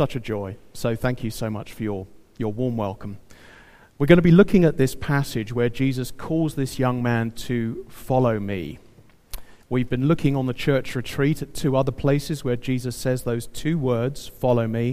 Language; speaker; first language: English; native; English